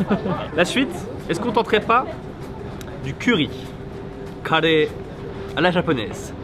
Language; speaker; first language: French; native; French